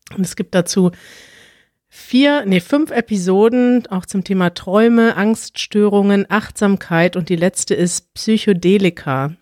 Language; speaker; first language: German; native; German